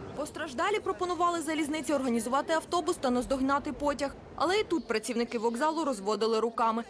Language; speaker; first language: Ukrainian; native; Ukrainian